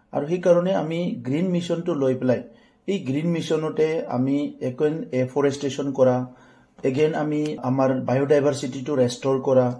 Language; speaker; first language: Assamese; non-native, local second language; Bodo